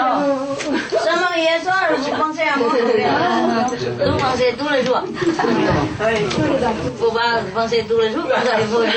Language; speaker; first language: French; non-native, learner; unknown